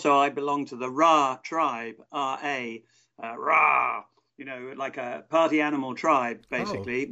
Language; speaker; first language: English; native; English